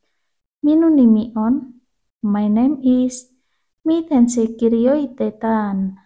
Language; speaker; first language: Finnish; non-native, learner; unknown